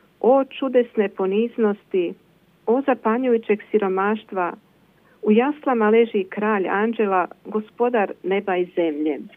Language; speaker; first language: Croatian; native; Croatian